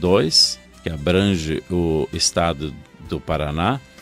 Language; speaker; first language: Portuguese; native; Portuguese